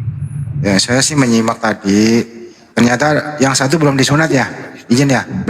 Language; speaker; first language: Indonesian; native; Indonesian